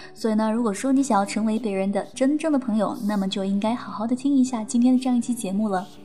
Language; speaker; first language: Chinese; native; Chinese